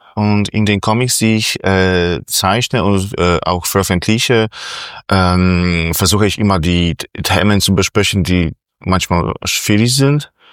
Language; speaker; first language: German; non-native, fluent; Polish